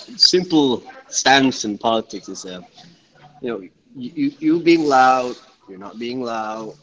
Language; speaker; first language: English; non-native, local second language; Malay